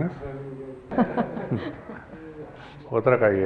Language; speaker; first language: Spanish; non-native, learner; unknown